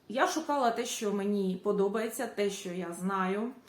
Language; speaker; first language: Ukrainian; native; Ukrainian